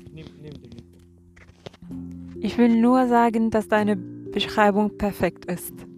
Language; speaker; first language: German; non-native, learner; Arabic